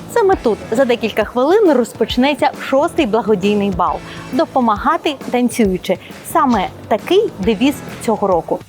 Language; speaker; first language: Ukrainian; native; Ukrainian